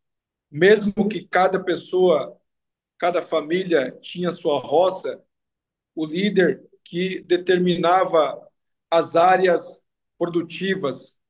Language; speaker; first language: Portuguese; non-native, local second language; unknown